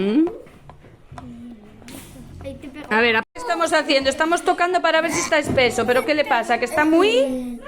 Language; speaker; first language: Spanish; native; Spanish